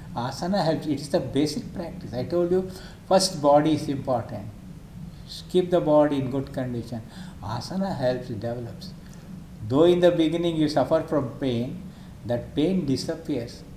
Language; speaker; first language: English; non-native, local second language; Kannada